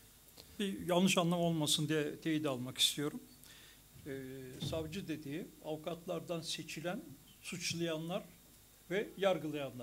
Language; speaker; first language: Turkish; native; Turkish